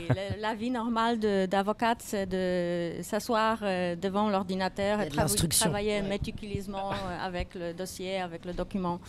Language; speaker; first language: French; non-native, fluent; Polish